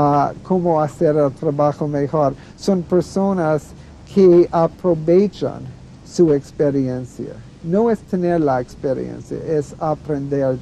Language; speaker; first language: Spanish; non-native, fluent; English